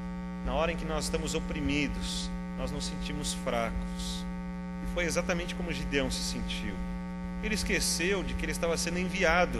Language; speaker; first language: Portuguese; native; Portuguese